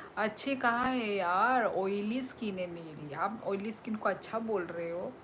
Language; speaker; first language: Hindi; non-native, local second language; Kok Borok